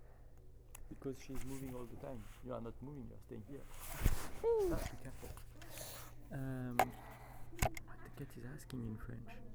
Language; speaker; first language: English; non-native, fluent; French